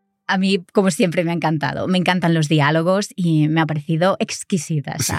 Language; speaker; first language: Spanish; native; Spanish